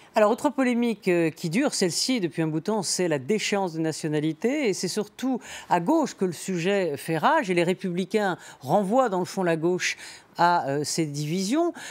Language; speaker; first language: French; native; French